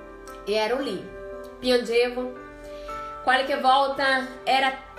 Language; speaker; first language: Italian; non-native, fluent; Portuguese